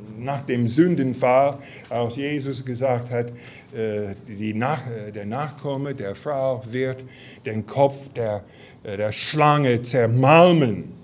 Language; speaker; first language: German; non-native, fluent; English